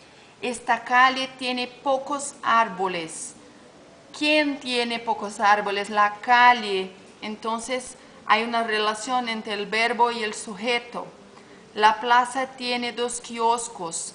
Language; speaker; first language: Spanish; non-native, learner; Portuguese